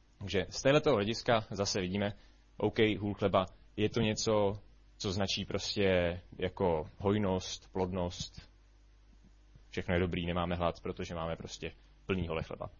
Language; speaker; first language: Czech; native; Czech